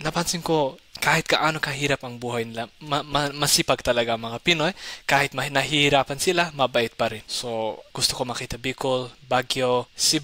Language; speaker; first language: Filipino; non-native, fluent; Somali